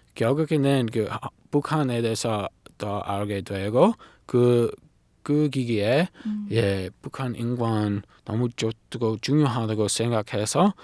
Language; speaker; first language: Korean; non-native, learner; English